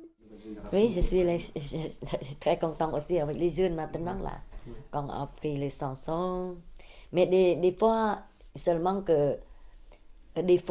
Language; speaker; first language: French; non-native, learner; Khmer